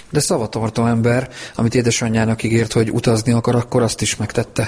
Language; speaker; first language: Hungarian; native; Hungarian